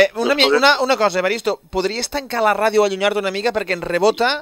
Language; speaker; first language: Catalan; non-native, local second language; Spanish